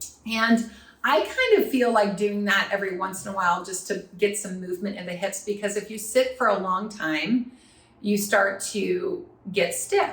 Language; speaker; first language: English; native; English